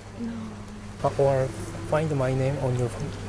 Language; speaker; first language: English; non-native, learner; Korean